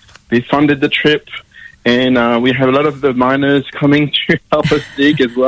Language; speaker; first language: English; non-native, fluent; French